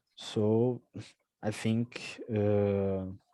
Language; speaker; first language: English; non-native, learner; Portuguese